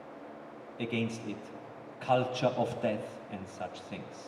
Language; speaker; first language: English; non-native, fluent; German